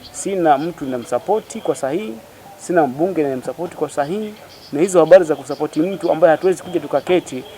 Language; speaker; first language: Swahili; non-native, local second language; Giryama